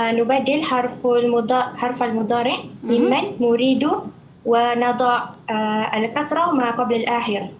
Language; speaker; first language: Arabic; non-native, learner; Malay